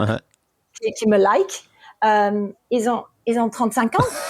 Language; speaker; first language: French; early bilingual, heritage; English